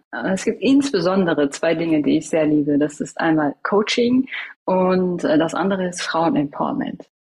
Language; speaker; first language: German; early bilingual, other home language; Persian